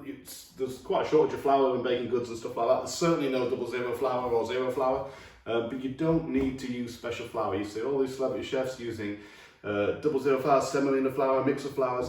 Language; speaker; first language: English; native; English